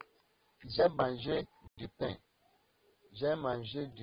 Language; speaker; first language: French; non-native, learner; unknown